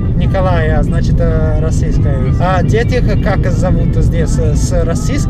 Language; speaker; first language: Russian; non-native, learner; Italian